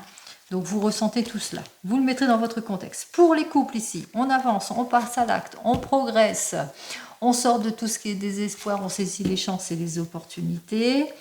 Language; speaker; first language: French; native; French